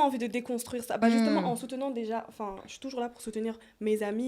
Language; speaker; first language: French; native; French